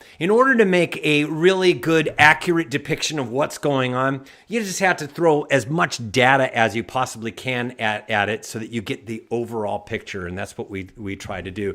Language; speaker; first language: English; native; English